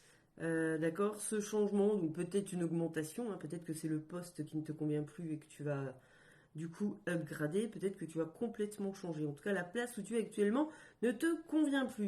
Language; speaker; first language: French; native; French